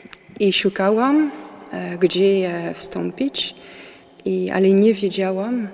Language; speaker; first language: Polish; non-native, learner; French